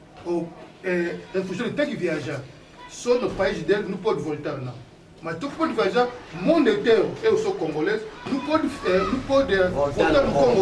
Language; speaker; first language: Portuguese; non-native, learner; Lingala